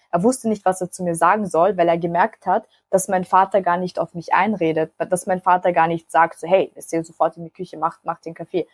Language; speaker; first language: German; early bilingual, other home language; Macedonian